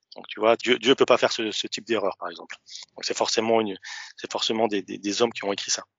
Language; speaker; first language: French; early bilingual, other home language; Arabic